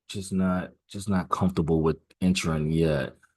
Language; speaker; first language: English; native; English